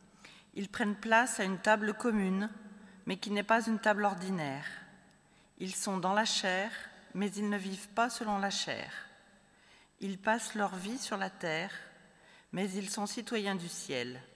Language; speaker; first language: French; native; French